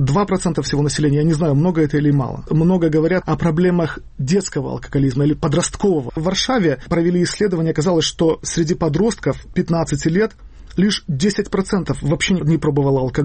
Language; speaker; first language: Russian; native; Russian